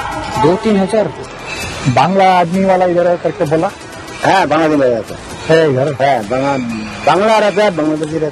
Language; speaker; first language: Hindi; non-native, local second language; Kannada